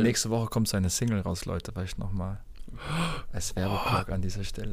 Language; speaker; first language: German; native; German